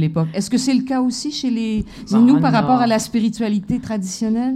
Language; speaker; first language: French; native; French